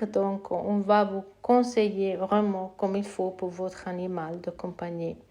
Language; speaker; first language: French; non-native, fluent; Italian